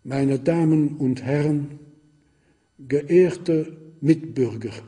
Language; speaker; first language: German; non-native, local second language; French